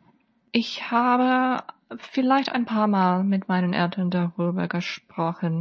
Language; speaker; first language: German; non-native, fluent; English